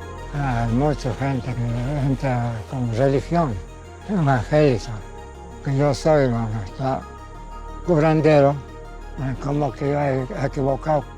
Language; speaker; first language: Spanish; non-native, local second language; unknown